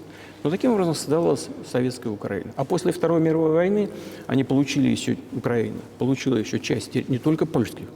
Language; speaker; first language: Russian; native; Russian